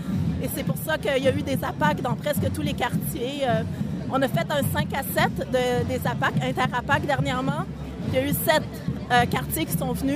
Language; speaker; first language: French; native; French